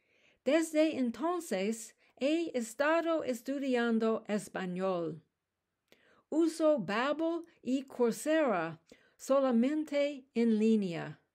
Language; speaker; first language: Spanish; non-native, learner; English